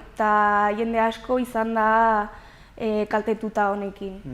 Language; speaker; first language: Basque; non-native, local second language; Spanish